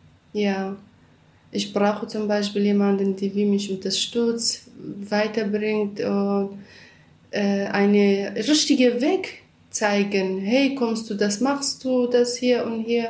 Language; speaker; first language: German; non-native, learner; Kurdish